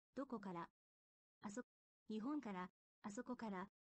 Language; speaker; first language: Japanese; non-native, learner; English